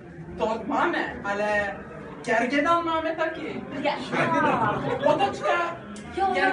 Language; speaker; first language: Czech; non-native, learner; Turkish